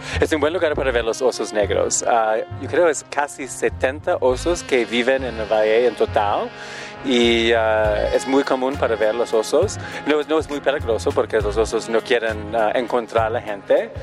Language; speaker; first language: Spanish; non-native, learner; English